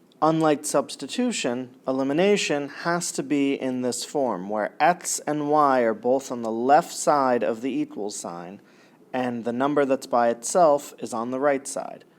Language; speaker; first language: English; native; English